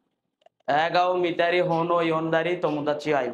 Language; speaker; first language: Japanese; non-native, learner; Bangla